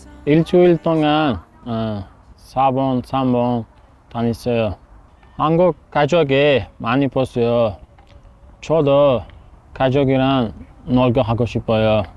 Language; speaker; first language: Korean; non-native, learner; Uzbek